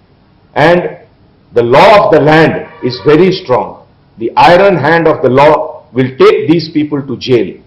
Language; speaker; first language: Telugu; non-native, fluent; Hindi